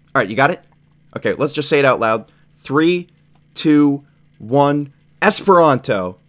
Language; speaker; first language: English; native; English